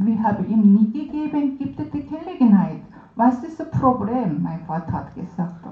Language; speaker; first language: German; non-native, learner; Korean